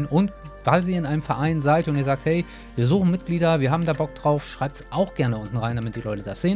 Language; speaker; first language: German; native; German